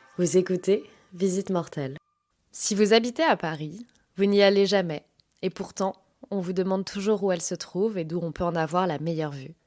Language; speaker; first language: French; native; French